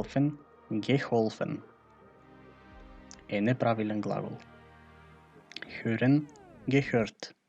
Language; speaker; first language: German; non-native, fluent; Macedonian